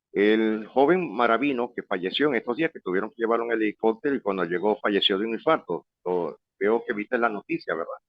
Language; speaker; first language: Spanish; native; Spanish